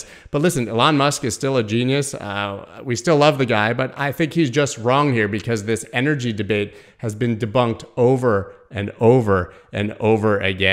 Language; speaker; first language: English; native; English